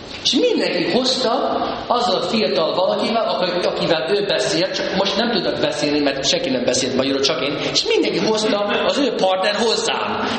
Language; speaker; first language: Hungarian; non-native, fluent; English